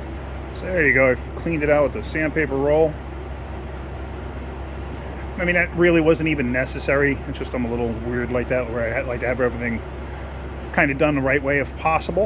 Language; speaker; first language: English; native; English